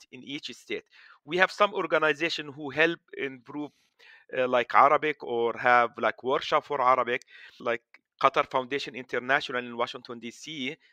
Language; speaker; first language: English; non-native, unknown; Arabic